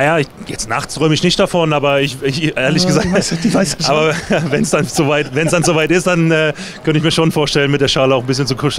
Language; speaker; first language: German; native; German